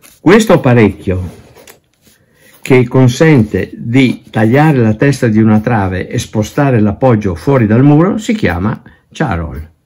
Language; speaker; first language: Italian; non-native, local second language; Ladin